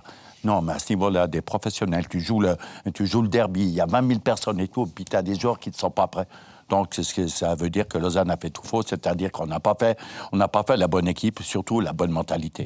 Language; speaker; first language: French; native; French